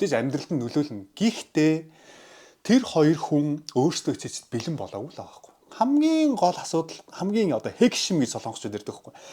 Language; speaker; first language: Mongolian; early bilingual, heritage; Mongolian